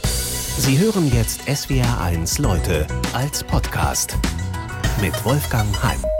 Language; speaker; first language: German; native; German